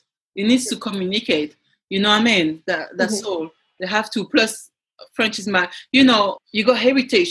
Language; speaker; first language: English; non-native, fluent; French